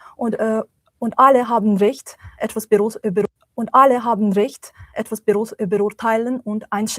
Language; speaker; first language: German; non-native, learner; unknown